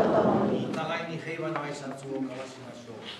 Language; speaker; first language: Japanese; non-native, fluent; Spanish